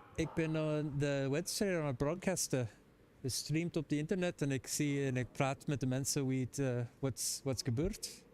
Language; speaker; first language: Dutch; non-native, learner; English